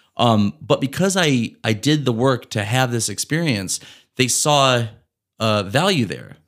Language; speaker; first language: English; native; English